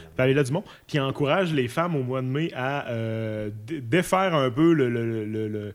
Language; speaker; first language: French; native; French